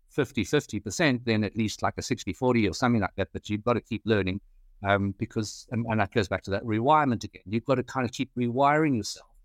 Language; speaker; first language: English; native; English